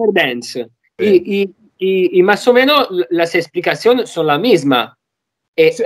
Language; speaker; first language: Spanish; non-native, learner; Italian